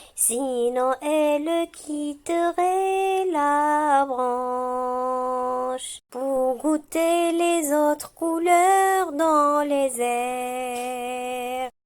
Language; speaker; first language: French; non-native, local second language; Arabic